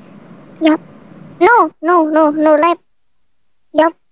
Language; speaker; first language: Vietnamese; non-native, learner; Indonesian